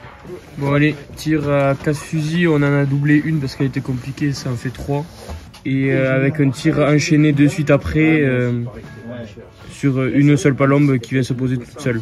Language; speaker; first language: French; native; French